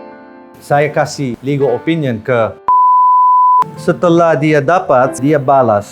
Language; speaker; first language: Indonesian; non-native, learner; Dutch